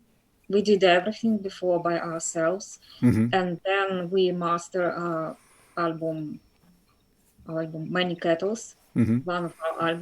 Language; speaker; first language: English; non-native, fluent; Russian